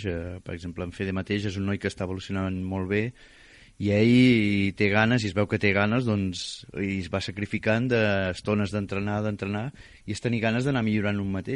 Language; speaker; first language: Catalan; native; Catalan